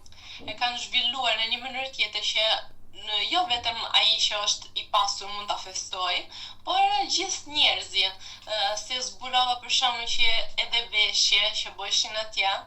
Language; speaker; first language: Albanian; non-native, fluent; Italian